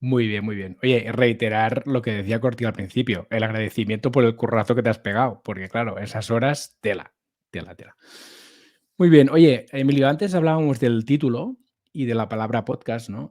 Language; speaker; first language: Spanish; native; Spanish